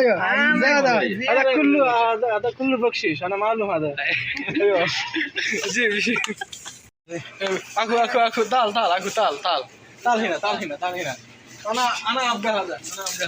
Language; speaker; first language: Arabic; non-native, learner; Bangla